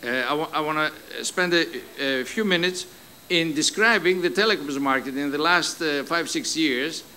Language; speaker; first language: English; non-native, fluent; Greek